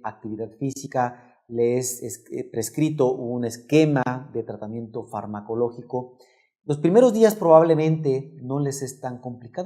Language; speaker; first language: Spanish; native; Spanish